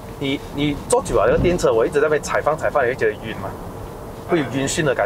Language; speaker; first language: Chinese; native; Chinese